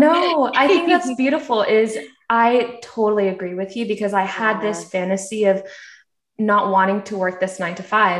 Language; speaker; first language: English; early bilingual, other home language; Korean